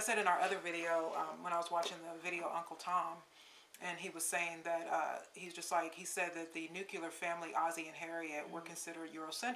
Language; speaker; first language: English; native; English